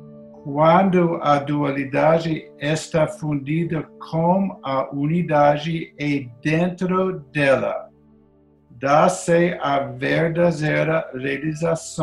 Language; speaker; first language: Portuguese; non-native, learner; English